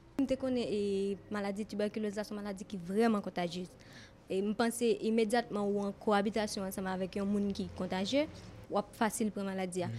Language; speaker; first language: French; non-native, local second language; Haitian Creole